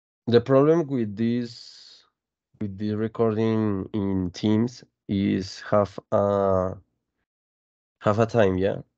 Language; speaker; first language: English; non-native, fluent; Spanish